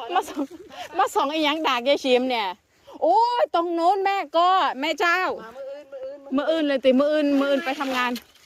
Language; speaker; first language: Thai; non-native, local second language; Northeastern Thai